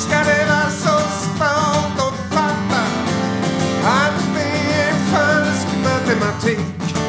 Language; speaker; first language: Swedish; native; Swedish